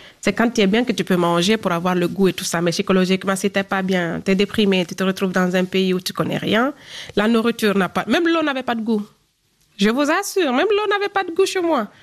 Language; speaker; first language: French; non-native, local second language; Fula